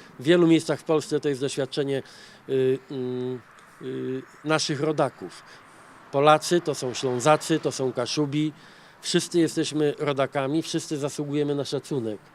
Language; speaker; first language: Polish; native; Polish